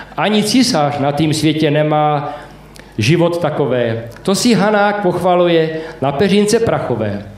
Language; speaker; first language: Czech; native; Czech